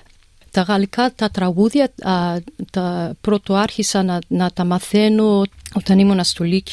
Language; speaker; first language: Greek; early bilingual, heritage; English